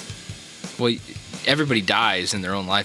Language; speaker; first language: English; native; English